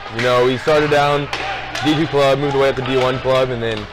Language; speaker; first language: English; native; English